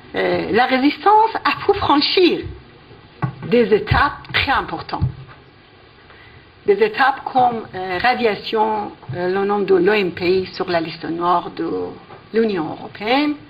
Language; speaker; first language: French; non-native, fluent; Persian